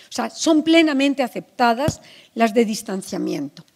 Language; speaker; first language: Spanish; native; Spanish